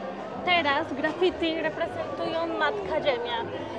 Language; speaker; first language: Polish; non-native, learner; Spanish